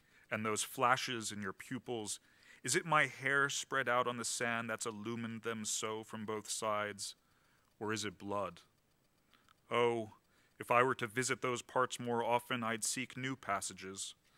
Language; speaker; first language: English; native; English